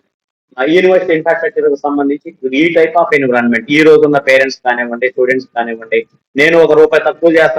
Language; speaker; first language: Telugu; native; Telugu